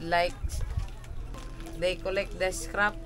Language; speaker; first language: English; non-native, local second language; Cebuano